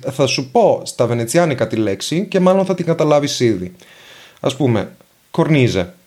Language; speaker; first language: Greek; non-native, fluent; Venetian